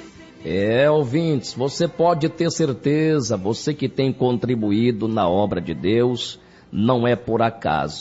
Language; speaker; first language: Portuguese; native; Portuguese